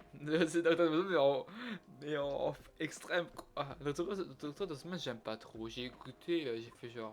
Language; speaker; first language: French; native; French